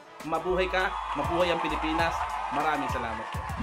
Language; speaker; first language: Filipino; native; Filipino